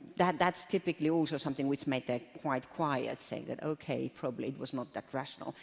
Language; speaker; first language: English; non-native, fluent; Finnish